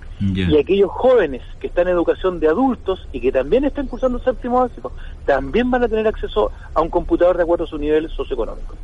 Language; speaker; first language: Spanish; native; Spanish